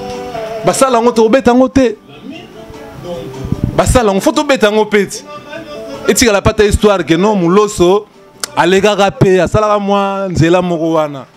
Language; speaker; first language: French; non-native, local second language; Lingala